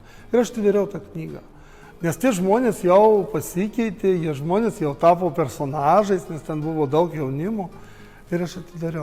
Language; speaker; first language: Lithuanian; non-native, local second language; Romany